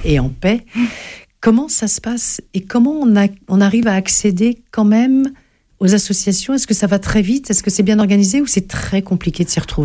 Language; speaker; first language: French; native; French